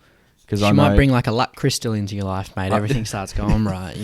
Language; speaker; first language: English; native; English